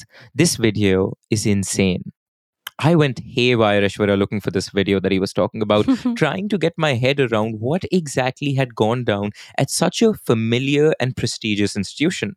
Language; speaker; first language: English; non-native, local second language; Hindi